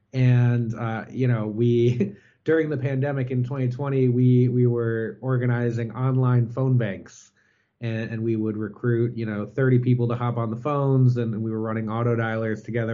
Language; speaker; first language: English; native; English